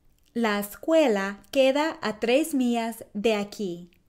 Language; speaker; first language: Spanish; non-native, fluent; English